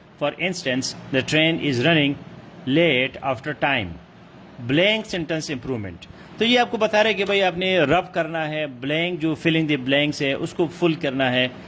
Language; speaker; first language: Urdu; non-native, local second language; Pashto